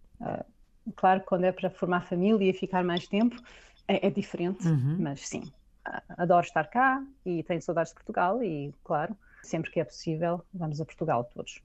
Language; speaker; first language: Portuguese; native; Portuguese